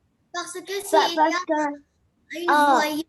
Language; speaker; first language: French; non-native, learner; Arabic